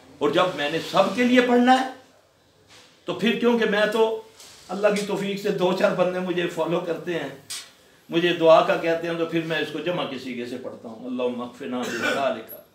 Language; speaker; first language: Urdu; native; Urdu